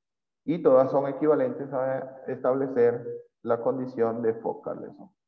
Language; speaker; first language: Spanish; native; Spanish